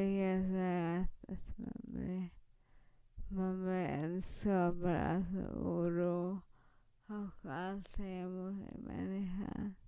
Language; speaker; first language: Swedish; non-native, fluent; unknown